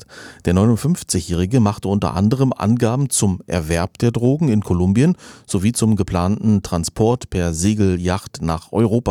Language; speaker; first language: German; native; German